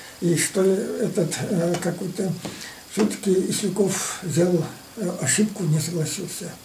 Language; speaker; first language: Russian; non-native, local second language; Chuvash